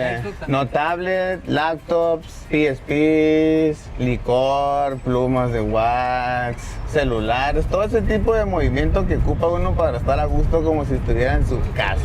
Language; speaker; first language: Spanish; native; Spanish